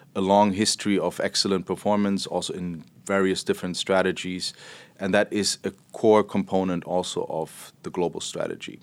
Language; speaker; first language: English; non-native, fluent; German